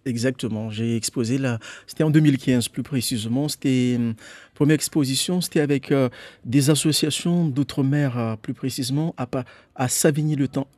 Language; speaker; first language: French; non-native, local second language; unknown